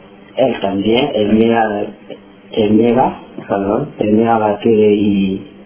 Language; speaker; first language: Spanish; non-native, learner; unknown